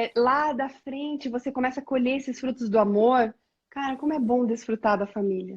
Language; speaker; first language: Portuguese; native; Portuguese